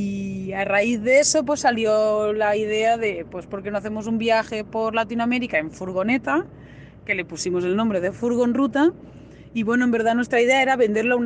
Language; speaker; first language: Spanish; native; Spanish